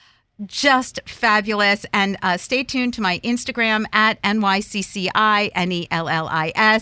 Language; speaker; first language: English; native; English